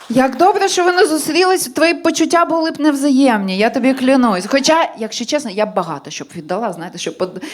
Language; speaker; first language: Ukrainian; non-native, local second language; Russian